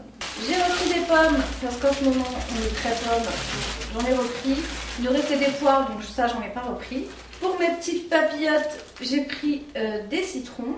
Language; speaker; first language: French; native; French